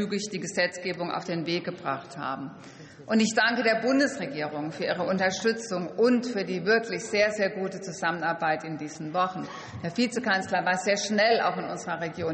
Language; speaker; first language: German; native; German